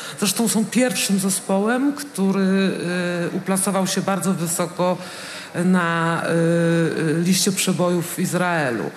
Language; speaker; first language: Polish; native; Polish